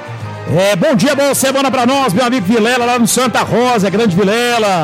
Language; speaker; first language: Portuguese; native; Portuguese